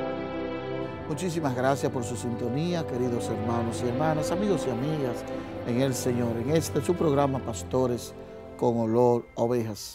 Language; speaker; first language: Spanish; native; Spanish